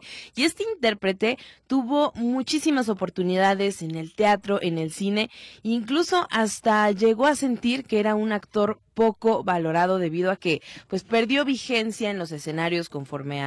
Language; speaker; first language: Spanish; native; Spanish